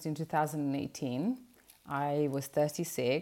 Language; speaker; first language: English; non-native, fluent; Portuguese